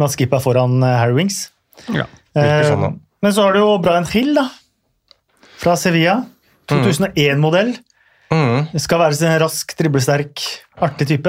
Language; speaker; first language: Norwegian; native; Norwegian